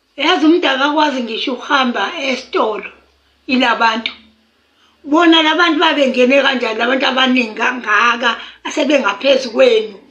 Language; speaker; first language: Zulu; native; Zulu